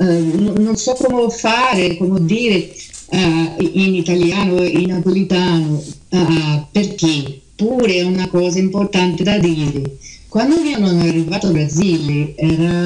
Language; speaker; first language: Italian; early bilingual, heritage; Portuguese